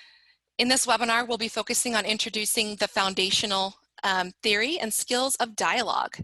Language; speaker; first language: English; native; English